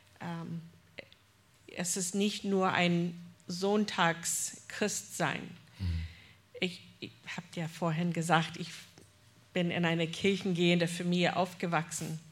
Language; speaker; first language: German; non-native, fluent; English